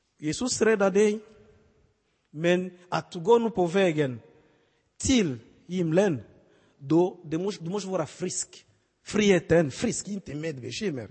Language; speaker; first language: Swedish; non-native, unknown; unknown